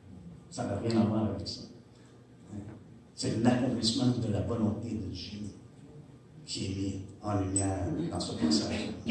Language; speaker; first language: French; native; French